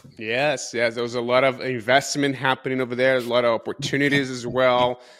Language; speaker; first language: English; non-native, fluent; Portuguese